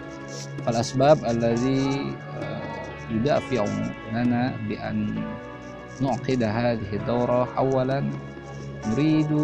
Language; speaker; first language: Arabic; non-native, fluent; Indonesian